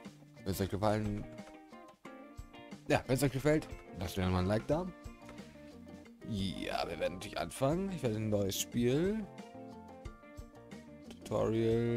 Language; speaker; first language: German; native; German